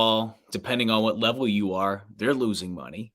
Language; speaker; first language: English; native; English